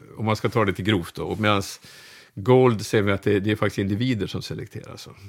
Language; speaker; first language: Swedish; native; Swedish